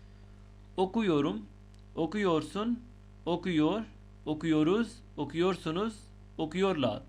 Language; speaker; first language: Turkish; non-native, fluent; Urdu